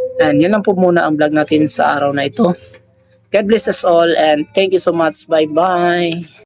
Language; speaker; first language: Filipino; non-native, local second language; Cebuano